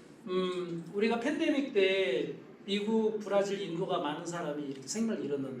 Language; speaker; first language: Korean; native; Korean